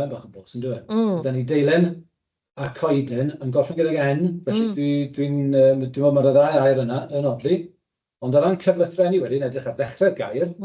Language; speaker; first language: Welsh; native; Welsh